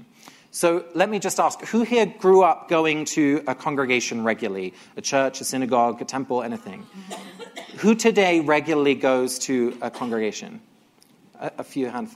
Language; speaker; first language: English; native; English